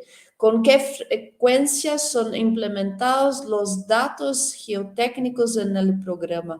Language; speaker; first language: Spanish; non-native, fluent; Portuguese